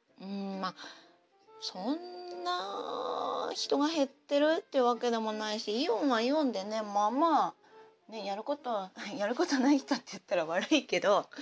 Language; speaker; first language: Japanese; native; Japanese